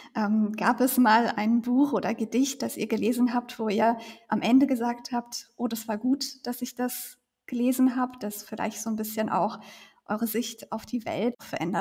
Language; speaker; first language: German; native; German